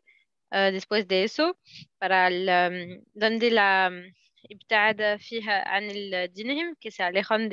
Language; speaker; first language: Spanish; non-native, learner; Arabic